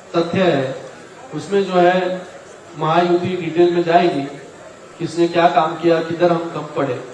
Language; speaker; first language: Hindi; non-native, local second language; Marathi